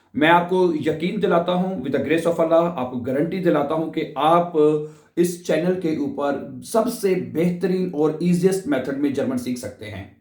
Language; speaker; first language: Urdu; non-native, local second language; Punjabi